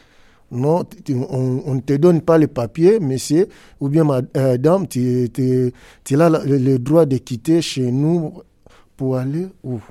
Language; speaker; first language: French; non-native, learner; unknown